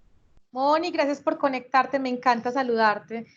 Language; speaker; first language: Spanish; native; Spanish